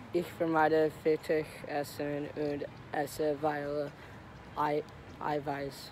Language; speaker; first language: German; non-native, learner; English